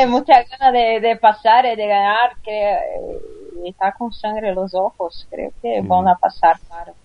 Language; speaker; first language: Spanish; non-native, learner; Portuguese